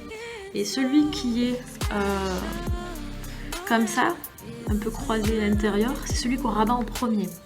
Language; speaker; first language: French; native; French